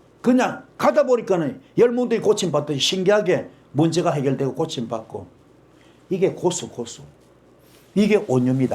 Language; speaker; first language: Korean; native; Korean